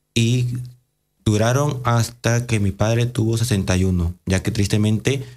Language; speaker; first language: Spanish; native; Spanish